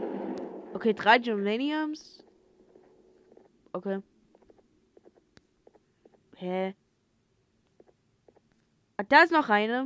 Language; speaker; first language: German; non-native, learner; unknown